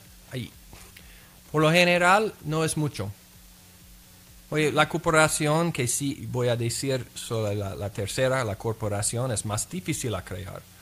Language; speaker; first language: Spanish; non-native, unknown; English